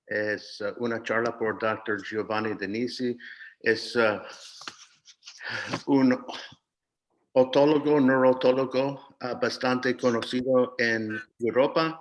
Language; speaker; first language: Spanish; non-native, fluent; English